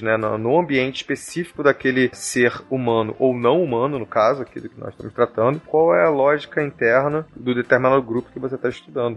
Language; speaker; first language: Portuguese; native; Portuguese